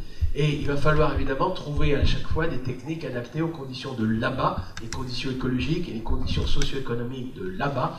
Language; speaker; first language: French; native; French